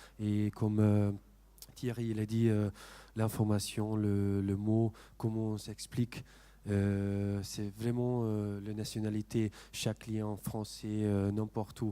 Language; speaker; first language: French; non-native, fluent; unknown